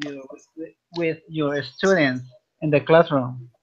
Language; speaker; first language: English; non-native, learner; Spanish